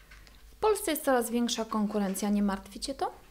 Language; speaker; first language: Polish; native; Polish